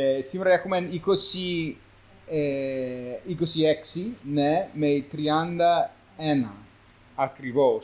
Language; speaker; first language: Greek; non-native, fluent; English